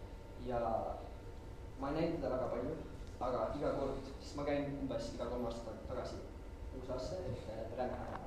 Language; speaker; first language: Estonian; non-native, fluent; English